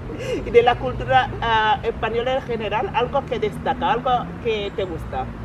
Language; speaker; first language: Spanish; non-native, fluent; English